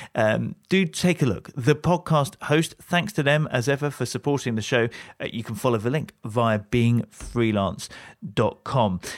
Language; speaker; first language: English; native; English